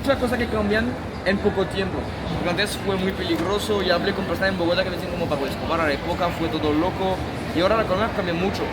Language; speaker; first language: Spanish; non-native, learner; French